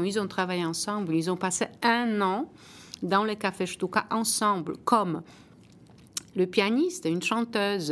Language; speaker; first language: French; non-native, fluent; Polish